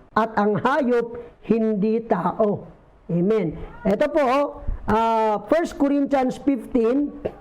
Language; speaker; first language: Filipino; non-native, local second language; Bikol